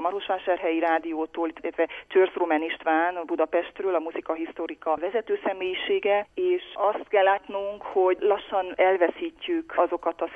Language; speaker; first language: Hungarian; native; Hungarian